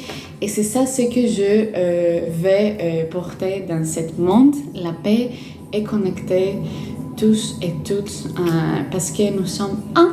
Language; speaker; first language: French; non-native, fluent; Greek